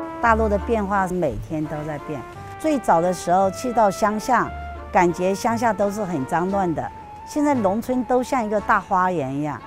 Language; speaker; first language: Chinese; non-native, local second language; Hakka Chinese